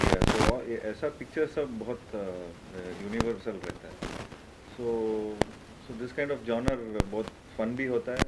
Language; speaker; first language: Hindi; non-native, local second language; Tamil